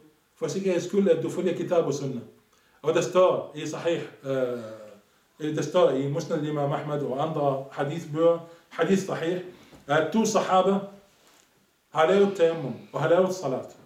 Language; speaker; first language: Danish; non-native, fluent; Arabic